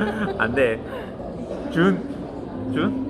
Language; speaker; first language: Korean; native; Korean